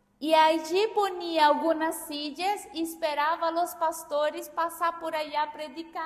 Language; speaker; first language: Spanish; non-native, fluent; Portuguese